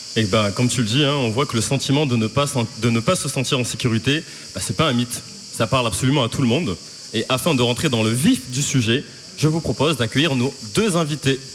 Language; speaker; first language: French; native; French